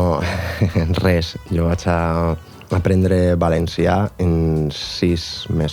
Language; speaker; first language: Catalan; non-native, local second language; Spanish